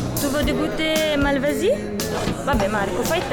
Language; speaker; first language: French; non-native, fluent; Italian